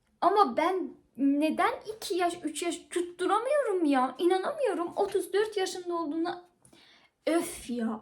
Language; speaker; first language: Turkish; non-native, fluent; Persian